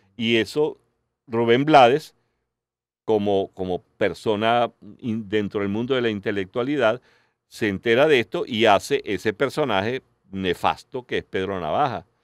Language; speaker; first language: Spanish; native; Spanish